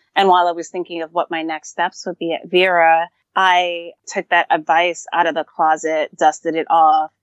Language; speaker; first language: English; native; English